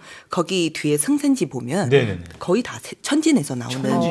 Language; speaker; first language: Korean; non-native, fluent; Chinese